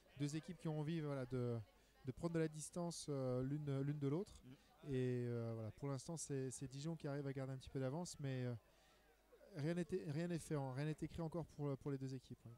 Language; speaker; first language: French; native; French